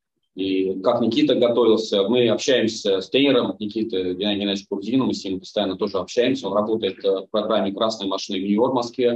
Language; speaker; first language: Russian; native; Russian